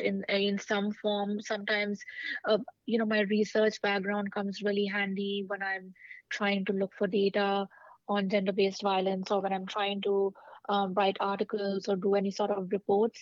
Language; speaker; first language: English; non-native, local second language; Hindi